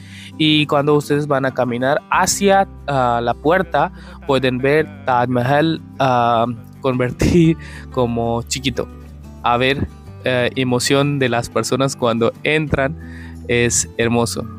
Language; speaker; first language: Spanish; non-native, learner; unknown